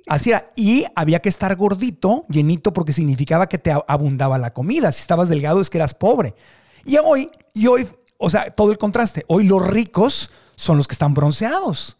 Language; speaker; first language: Spanish; native; Spanish